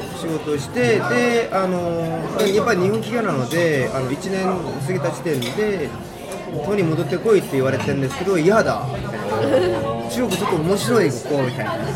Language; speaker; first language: Japanese; non-native, fluent; Korean